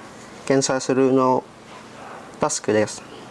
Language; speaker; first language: Japanese; non-native, learner; Vietnamese